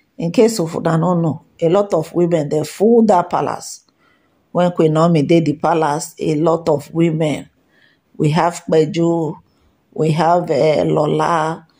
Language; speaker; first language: Nigerian Pidgin; non-native, local second language; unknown